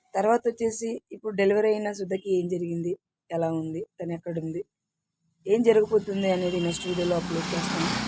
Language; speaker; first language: Telugu; non-native, fluent; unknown